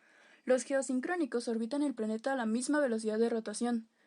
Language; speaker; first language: Spanish; native; Spanish